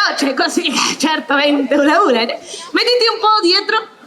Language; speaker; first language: Italian; non-native, learner; Spanish